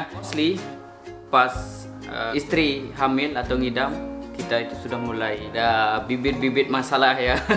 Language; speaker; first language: Indonesian; non-native, local second language; Sasak